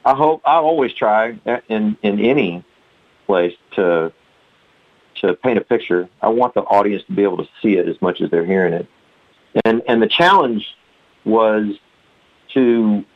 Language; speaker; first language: English; native; English